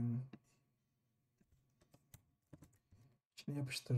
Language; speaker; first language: Turkish; native; Turkish